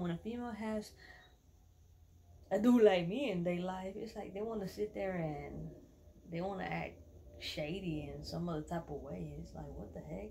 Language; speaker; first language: English; early bilingual, other home language; Spanish